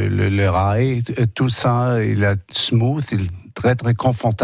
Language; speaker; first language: French; non-native, fluent; German